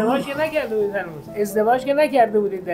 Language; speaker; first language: Persian; native; Persian